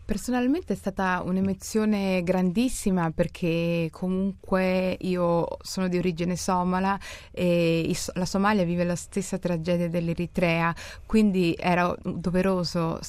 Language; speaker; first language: Italian; early bilingual, other home language; Somali